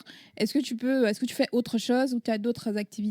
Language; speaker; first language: French; native; French